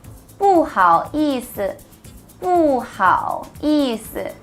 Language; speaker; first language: Chinese; non-native, fluent; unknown